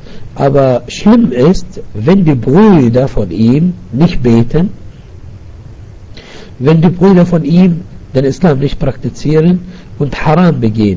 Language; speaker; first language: German; non-native, fluent; Arabic